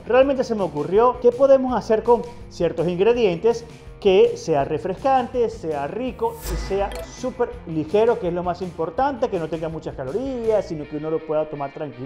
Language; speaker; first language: Spanish; native; Spanish